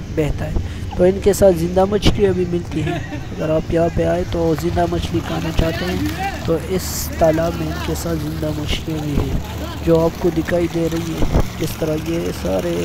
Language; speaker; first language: Urdu; non-native, local second language; Pashto